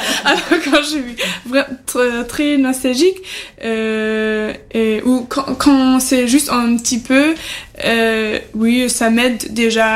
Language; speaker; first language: French; non-native, fluent; German